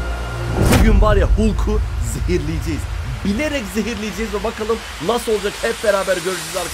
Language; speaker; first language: Turkish; native; Turkish